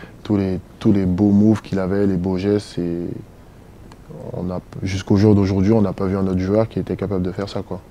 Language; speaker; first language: French; native; French